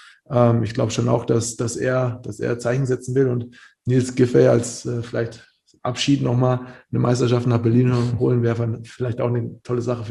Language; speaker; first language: German; native; German